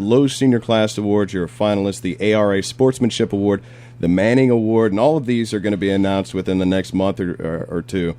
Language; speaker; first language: English; native; English